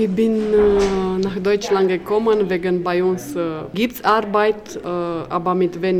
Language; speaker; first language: German; non-native, learner; Romanian